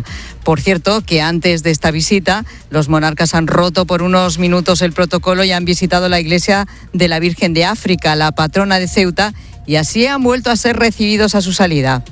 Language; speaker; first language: Spanish; native; Spanish